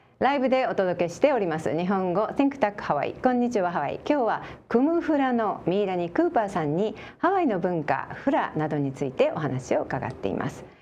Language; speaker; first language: Japanese; native; Japanese